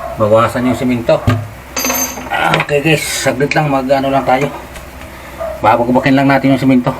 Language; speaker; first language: Filipino; native; Filipino